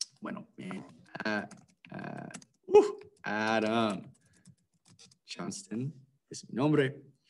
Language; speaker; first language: Spanish; non-native, fluent; English